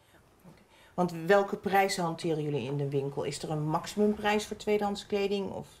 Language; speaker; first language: Dutch; native; Dutch